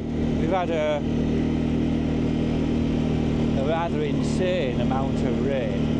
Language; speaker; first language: English; native; English